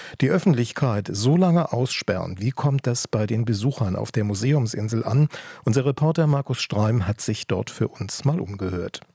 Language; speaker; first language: German; native; German